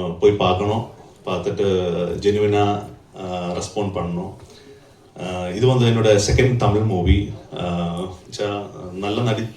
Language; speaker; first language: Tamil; non-native, learner; Malayalam